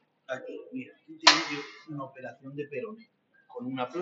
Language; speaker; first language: Spanish; native; Spanish